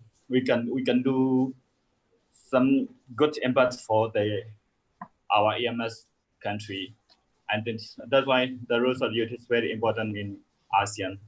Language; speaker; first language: English; non-native, learner; Burmese